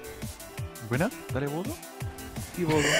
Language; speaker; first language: Spanish; native; Spanish